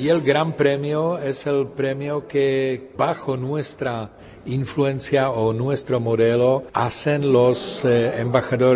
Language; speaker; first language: Spanish; non-native, fluent; Czech